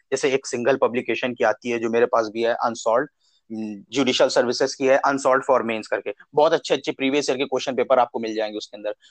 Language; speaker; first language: Hindi; native; Hindi